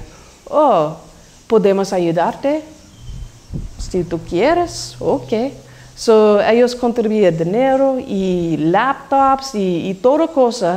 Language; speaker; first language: Spanish; non-native, learner; English